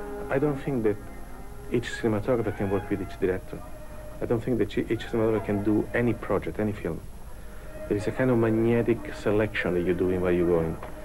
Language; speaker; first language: English; non-native, fluent; Italian